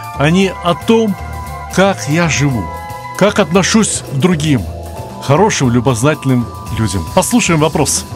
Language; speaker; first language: Russian; native; Russian